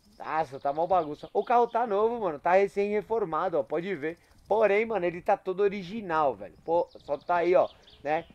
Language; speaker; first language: Portuguese; native; Portuguese